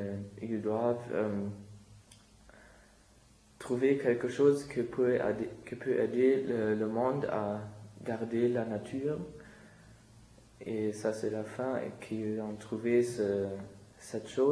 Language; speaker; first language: French; non-native, learner; German